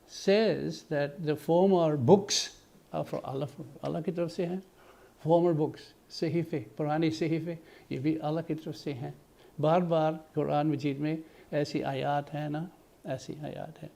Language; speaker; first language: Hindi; non-native, fluent; English